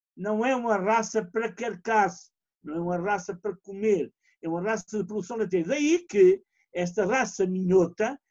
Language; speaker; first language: Portuguese; native; Portuguese